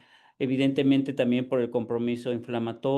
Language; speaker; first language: Spanish; native; Spanish